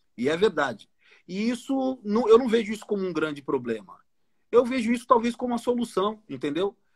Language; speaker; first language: Portuguese; native; Portuguese